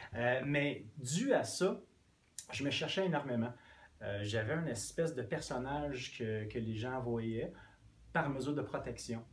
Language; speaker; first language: French; non-native, fluent; English